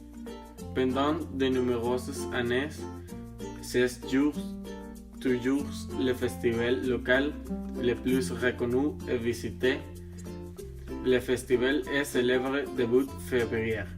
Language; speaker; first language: French; non-native, learner; Spanish